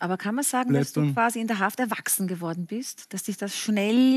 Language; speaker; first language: German; native; German